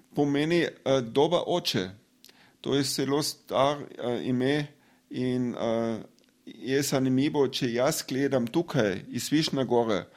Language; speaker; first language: Slovenian; non-native, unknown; German